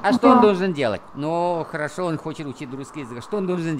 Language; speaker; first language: Russian; non-native, fluent; Vietnamese